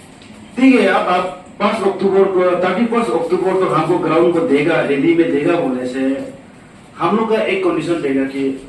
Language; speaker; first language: Hindi; non-native, local second language; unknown